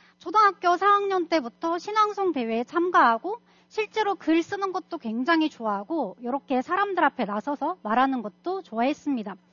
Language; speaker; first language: Korean; non-native, fluent; Russian